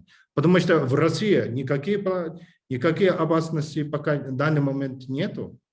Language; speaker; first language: Russian; non-native, learner; English